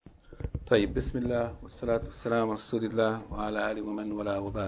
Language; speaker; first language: Arabic; non-native, fluent; English